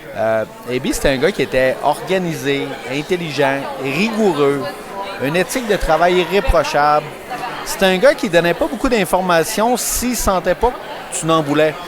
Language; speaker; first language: French; native; French